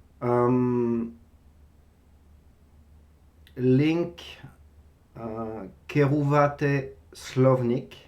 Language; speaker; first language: Ukrainian; non-native, learner; French